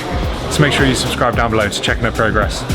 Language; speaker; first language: English; native; English